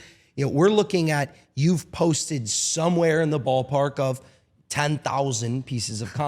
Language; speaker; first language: English; native; English